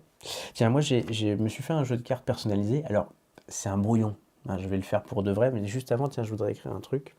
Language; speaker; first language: French; native; French